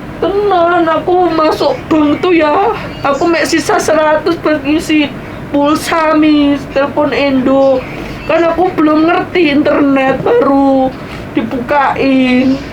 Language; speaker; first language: Indonesian; non-native, local second language; Javanese